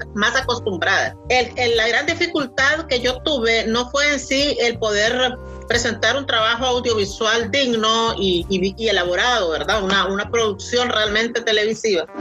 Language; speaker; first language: Spanish; native; Spanish